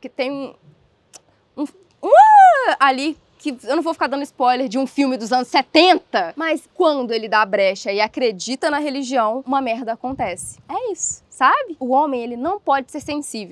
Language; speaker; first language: Portuguese; native; Portuguese